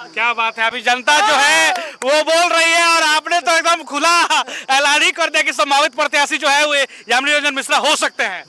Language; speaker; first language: Hindi; native; Hindi